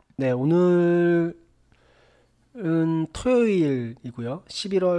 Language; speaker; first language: Korean; native; Korean